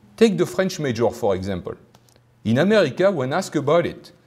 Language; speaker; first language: English; non-native, fluent; French